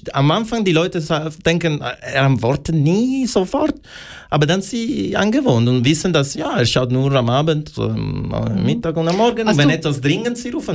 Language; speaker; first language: German; non-native, learner; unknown